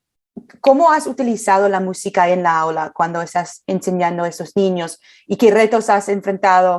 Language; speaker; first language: Spanish; non-native, learner; English